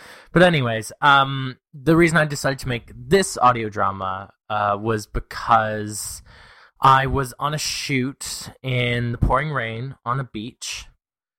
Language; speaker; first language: English; native; English